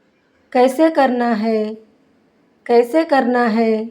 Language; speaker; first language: Hindi; non-native, local second language; Telugu